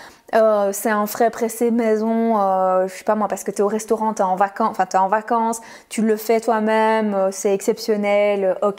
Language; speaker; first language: French; native; French